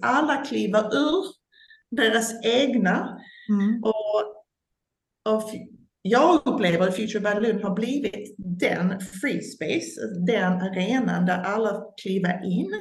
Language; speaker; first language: Swedish; non-native, fluent; English